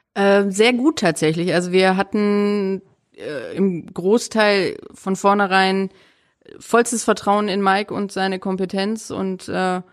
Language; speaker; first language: German; native; German